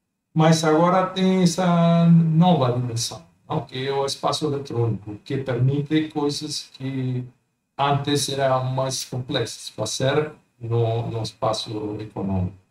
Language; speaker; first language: Portuguese; non-native, fluent; Spanish